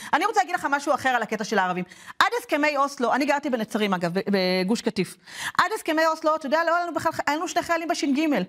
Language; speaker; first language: Hebrew; native; Hebrew